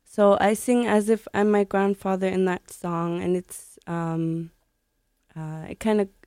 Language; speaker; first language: English; native; English